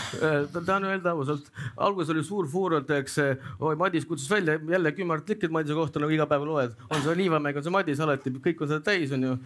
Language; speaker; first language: Estonian; non-native, local second language; Russian